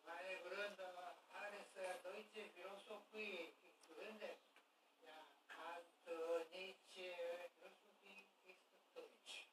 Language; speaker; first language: German; non-native, learner; Japanese